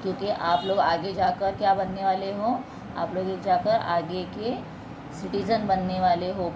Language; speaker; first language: Hindi; non-native, local second language; Marathi